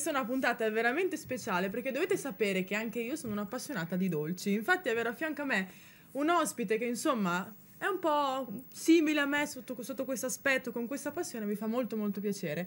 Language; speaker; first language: Italian; native; Italian